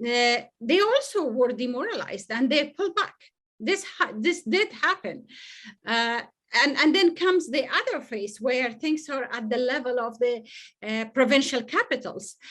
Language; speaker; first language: English; non-native, fluent; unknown